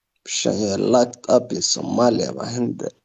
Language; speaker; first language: Swedish; early bilingual, other home language; Somali